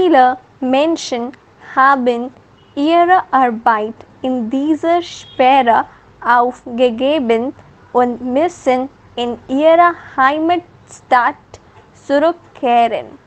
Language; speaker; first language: German; non-native, learner; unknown